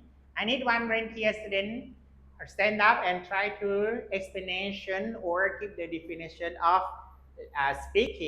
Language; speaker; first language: English; non-native, learner; Lao